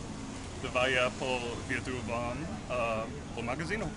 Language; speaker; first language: Russian; non-native, learner; English